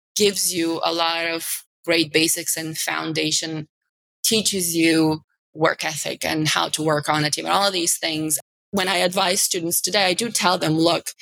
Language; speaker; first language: English; non-native, fluent; Bulgarian